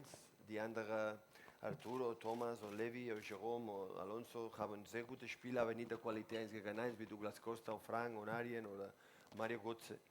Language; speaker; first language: German; non-native, learner; Spanish